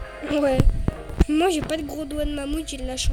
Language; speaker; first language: French; native; French